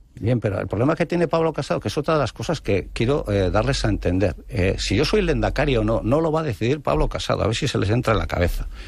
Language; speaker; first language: Spanish; non-native, local second language; Basque